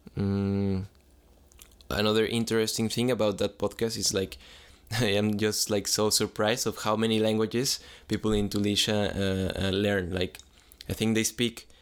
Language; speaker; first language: English; non-native, fluent; Spanish